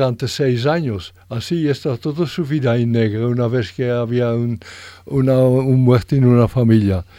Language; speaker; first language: Spanish; non-native, fluent; French